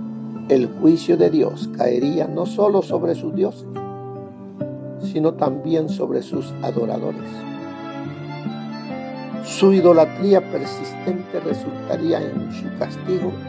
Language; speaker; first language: Spanish; native; Spanish